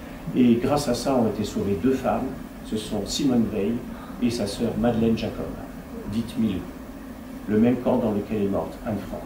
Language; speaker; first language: French; native; French